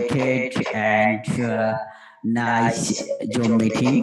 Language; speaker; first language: English; non-native, learner; Bangla